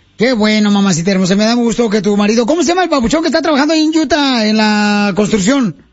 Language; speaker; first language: Spanish; native; Spanish